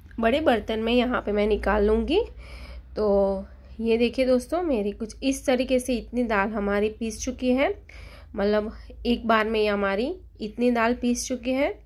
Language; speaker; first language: Hindi; non-native, local second language; Gujarati